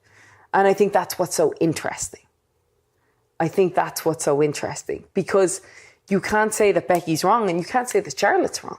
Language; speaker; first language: English; native; English